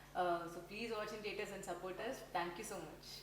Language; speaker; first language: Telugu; non-native, learner; Tamil